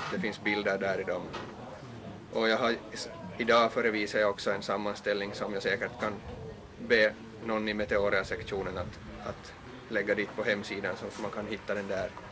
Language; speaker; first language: Swedish; native; Swedish